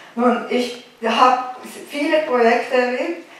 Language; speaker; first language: German; native; German